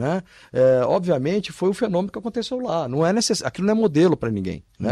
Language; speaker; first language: Portuguese; native; Portuguese